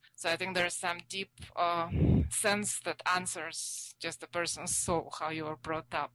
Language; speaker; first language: English; non-native, fluent; Russian